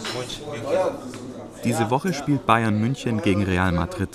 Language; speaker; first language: German; native; German